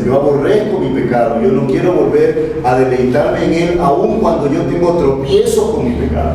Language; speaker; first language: Spanish; native; Spanish